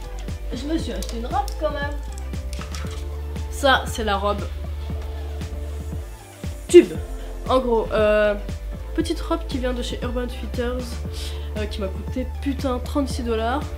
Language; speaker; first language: French; native; French